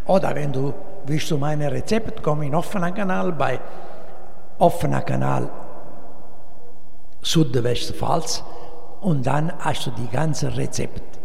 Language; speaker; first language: German; non-native, learner; Italian